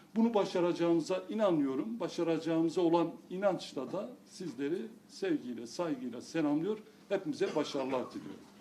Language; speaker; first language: Turkish; non-native, local second language; Kurdish